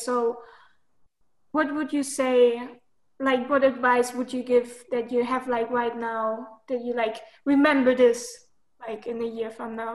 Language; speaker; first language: English; non-native, fluent; German